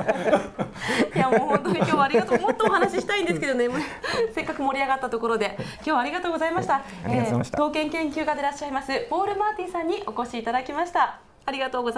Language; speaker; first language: Japanese; native; Japanese